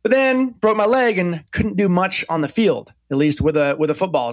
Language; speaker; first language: English; native; English